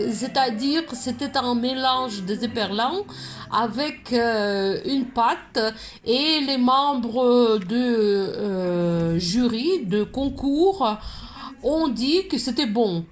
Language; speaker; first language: French; non-native, fluent; Russian